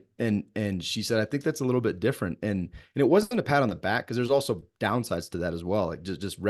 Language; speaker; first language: English; native; English